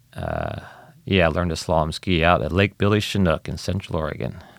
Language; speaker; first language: English; native; English